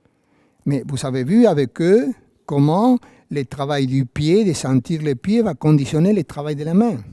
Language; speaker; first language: French; non-native, fluent; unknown